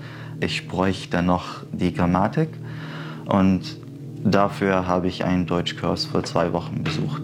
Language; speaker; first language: German; non-native, fluent; Arabic